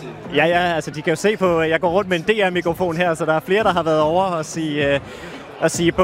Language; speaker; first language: Danish; native; Danish